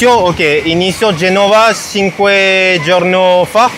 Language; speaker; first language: Italian; non-native, learner; French